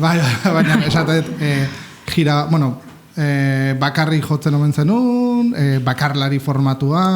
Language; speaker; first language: Basque; native; Basque